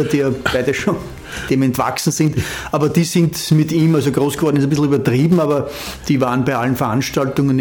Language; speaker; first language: German; native; German